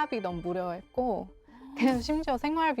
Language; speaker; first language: Korean; non-native, local second language; Chinese